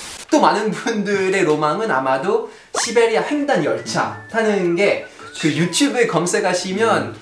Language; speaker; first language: Korean; non-native, fluent; French